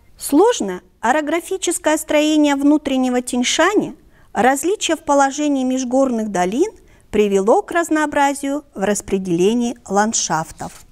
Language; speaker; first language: Russian; non-native, local second language; Kyrgyz